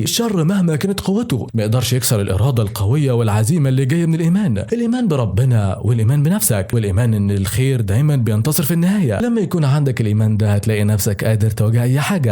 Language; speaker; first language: Arabic; native; Arabic